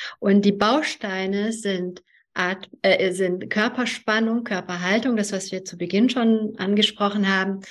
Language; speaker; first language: German; early bilingual, other home language; Hungarian